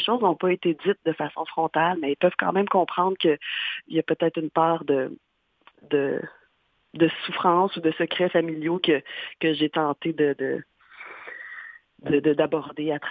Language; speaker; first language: French; native; French